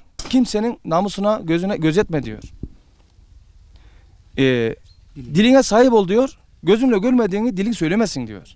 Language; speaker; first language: Turkish; native; Turkish